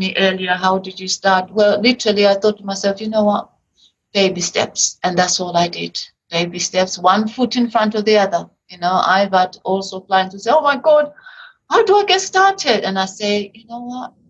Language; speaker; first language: English; native; English